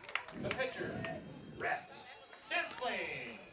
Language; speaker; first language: English; native; English